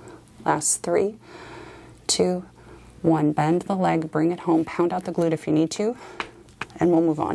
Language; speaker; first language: English; native; English